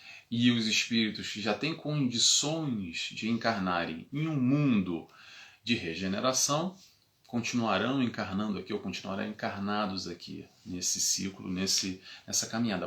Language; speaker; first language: Portuguese; native; Portuguese